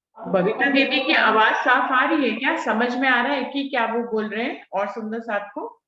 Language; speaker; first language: Hindi; native; Hindi